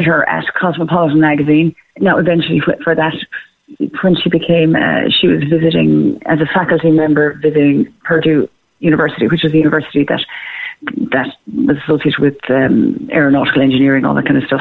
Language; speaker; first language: English; native; English